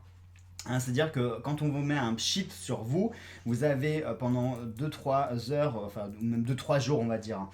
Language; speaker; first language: French; native; French